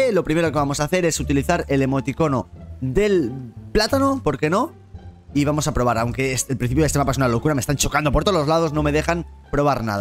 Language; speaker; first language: Spanish; native; Spanish